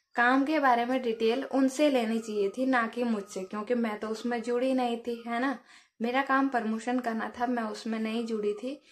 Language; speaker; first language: Hindi; native; Hindi